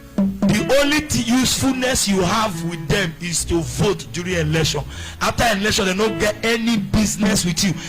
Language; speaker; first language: Nigerian Pidgin; non-native, local second language; Igbo